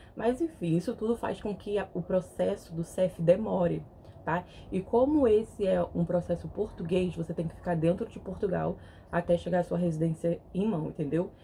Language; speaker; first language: Portuguese; native; Portuguese